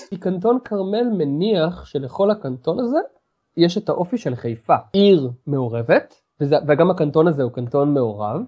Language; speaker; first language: Hebrew; native; Hebrew